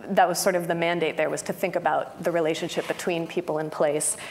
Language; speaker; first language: English; native; English